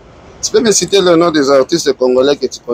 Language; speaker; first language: French; non-native, local second language; Lingala